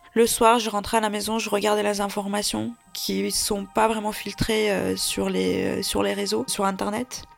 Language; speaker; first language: French; early bilingual, other home language; Russian